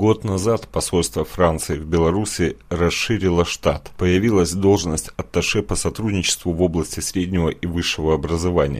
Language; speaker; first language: Russian; native; Russian